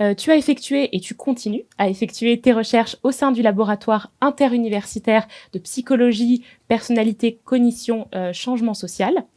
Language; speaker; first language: French; native; French